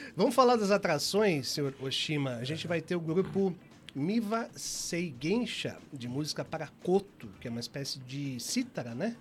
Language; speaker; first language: Portuguese; native; Portuguese